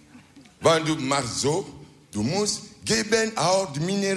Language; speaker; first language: Dutch; non-native, learner; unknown